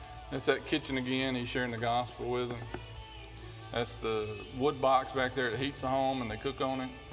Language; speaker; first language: English; native; English